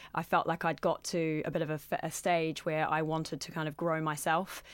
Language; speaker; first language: English; native; English